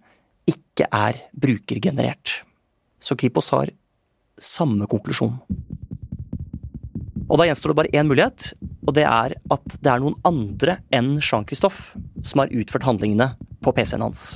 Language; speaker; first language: Norwegian; native; Norwegian